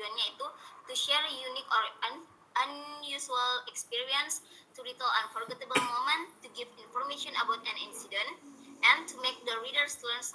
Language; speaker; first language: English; non-native, learner; Indonesian